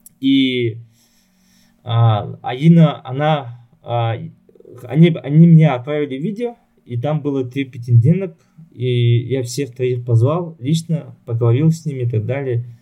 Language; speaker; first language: Russian; non-native, local second language; Yakut